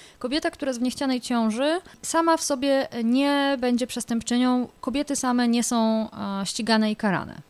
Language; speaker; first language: Polish; native; Polish